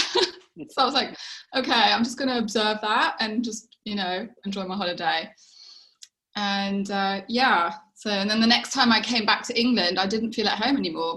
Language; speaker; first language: English; native; English